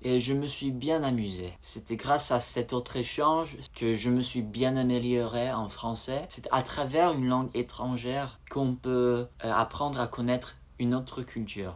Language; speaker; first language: French; non-native, fluent; English